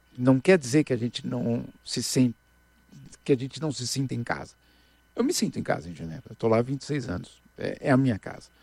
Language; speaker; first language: Portuguese; native; Portuguese